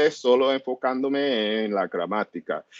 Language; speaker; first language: Spanish; non-native, learner; English